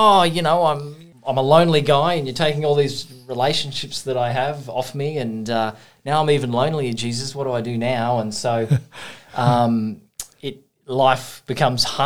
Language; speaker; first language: English; native; English